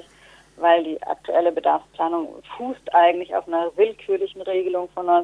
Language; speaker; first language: German; native; German